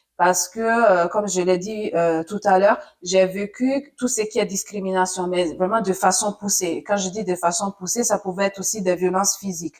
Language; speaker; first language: French; non-native, fluent; Italian